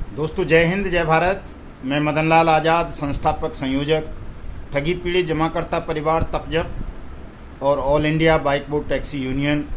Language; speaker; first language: Hindi; native; Hindi